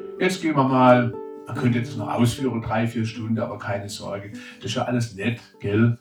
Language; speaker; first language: German; native; German